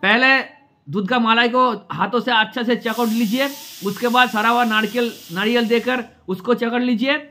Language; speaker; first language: Hindi; non-native, local second language; Bangla